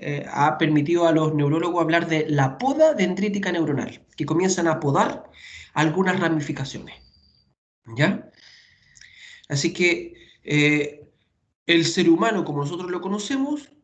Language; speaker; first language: Spanish; native; Spanish